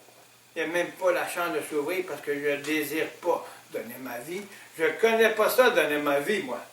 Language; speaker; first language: French; native; French